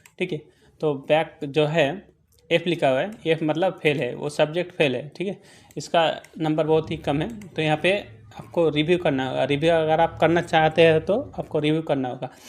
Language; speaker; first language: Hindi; non-native, local second language; Bangla